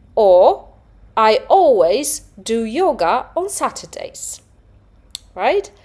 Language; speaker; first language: English; non-native, fluent; Polish